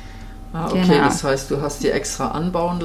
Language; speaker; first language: German; native; German